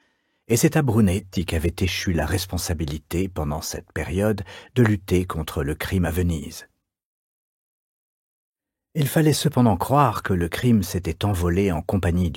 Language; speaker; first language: French; native; French